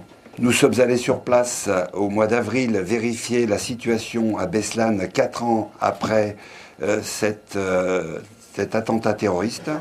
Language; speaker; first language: French; native; French